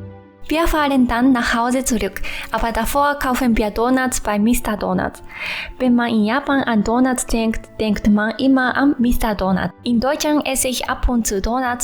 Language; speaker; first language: German; non-native, fluent; Japanese